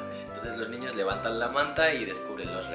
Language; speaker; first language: Spanish; native; Spanish